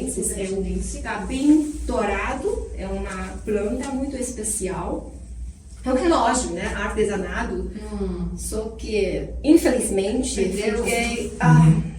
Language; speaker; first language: Portuguese; non-native, fluent; Chinese